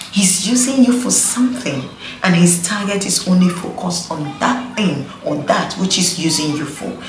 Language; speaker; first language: English; non-native, local second language; Igbo